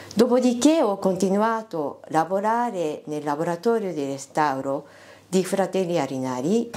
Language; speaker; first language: Italian; non-native, fluent; Japanese